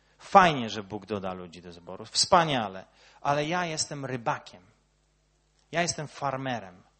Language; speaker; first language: Polish; early bilingual, heritage; Polish